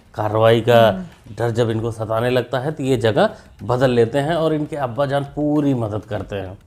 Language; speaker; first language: Hindi; native; Hindi